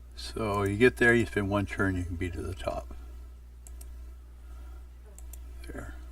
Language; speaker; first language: English; native; English